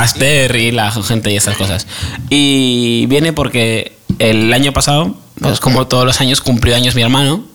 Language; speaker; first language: Spanish; native; Spanish